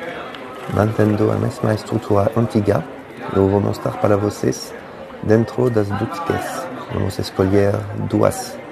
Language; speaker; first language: Portuguese; non-native, fluent; French